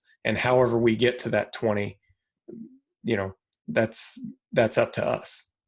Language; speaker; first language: English; native; English